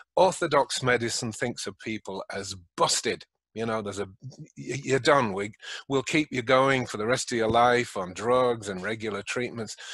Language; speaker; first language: English; native; English